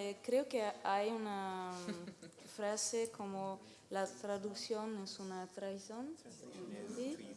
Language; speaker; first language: Spanish; non-native, learner; French